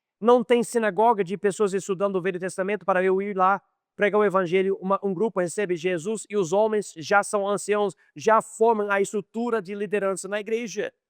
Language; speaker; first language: Portuguese; non-native, fluent; English